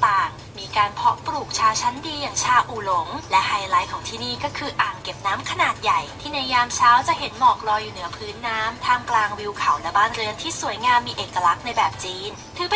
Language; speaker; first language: Thai; native; Thai